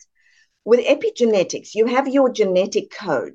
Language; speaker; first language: English; native; English